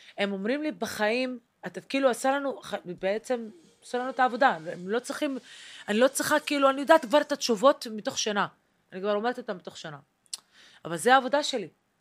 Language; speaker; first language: Hebrew; non-native, local second language; Arabic